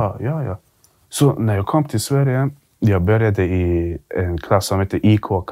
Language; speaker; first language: Swedish; early bilingual, other home language; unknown